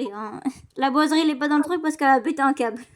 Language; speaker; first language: French; native; French